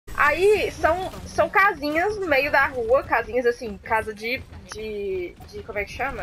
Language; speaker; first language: Portuguese; native; Portuguese